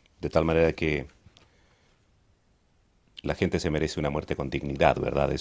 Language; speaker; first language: Spanish; native; Spanish